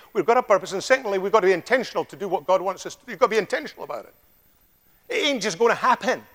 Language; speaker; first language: English; native; English